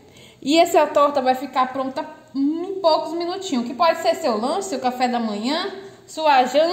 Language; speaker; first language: Portuguese; native; Portuguese